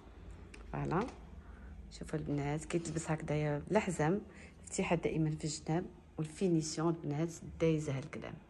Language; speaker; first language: Arabic; native; Arabic